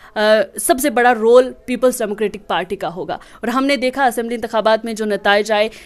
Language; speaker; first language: Hindi; non-native, local second language; Kashmiri